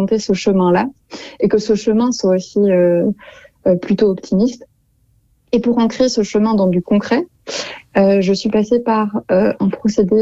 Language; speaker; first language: French; native; French